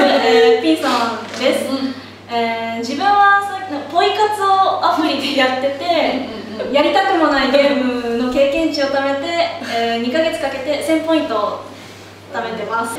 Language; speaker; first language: Japanese; native; Japanese